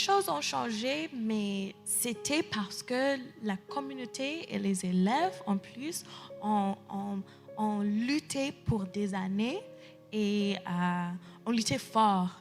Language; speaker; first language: French; early bilingual, heritage; English